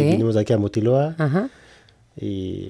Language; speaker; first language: Spanish; non-native, learner; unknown